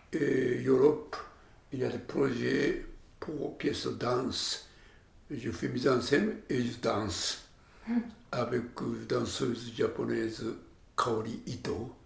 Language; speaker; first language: French; non-native, learner; Japanese